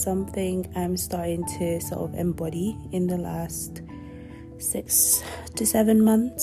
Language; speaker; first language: English; non-native, local second language; Yoruba